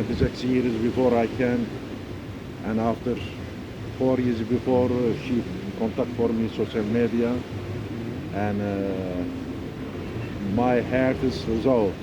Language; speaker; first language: English; non-native, learner; Turkish